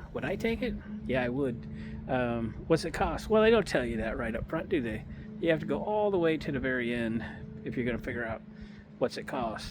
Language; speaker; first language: English; native; English